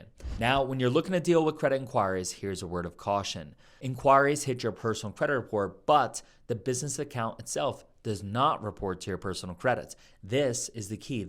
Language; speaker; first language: English; native; English